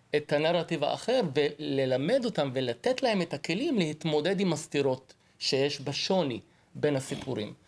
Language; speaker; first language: Hebrew; non-native, local second language; Arabic